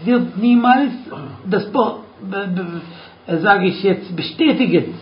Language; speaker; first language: German; non-native, fluent; Arabic